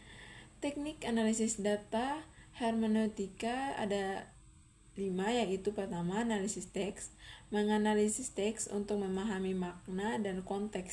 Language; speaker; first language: Indonesian; native; Indonesian